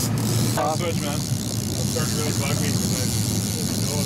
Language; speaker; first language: English; native; English